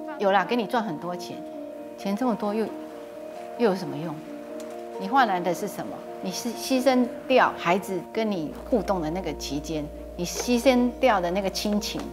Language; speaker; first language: Chinese; native; Chinese